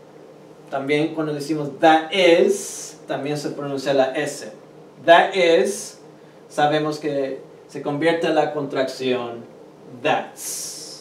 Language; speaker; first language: Spanish; early bilingual, heritage; Spanish